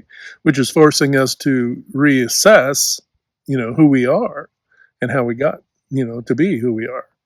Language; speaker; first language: English; native; English